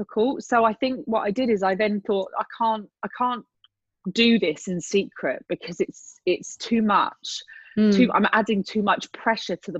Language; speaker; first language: English; native; English